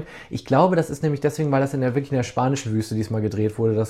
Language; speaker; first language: German; native; German